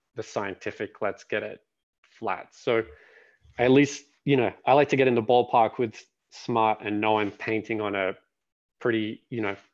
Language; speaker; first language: English; native; English